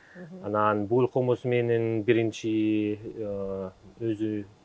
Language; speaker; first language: Kyrgyz; non-native, learner; German